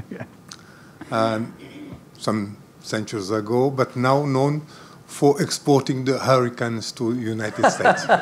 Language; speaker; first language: English; non-native, fluent; Portuguese